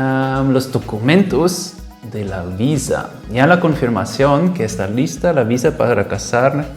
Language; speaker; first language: Spanish; non-native, fluent; German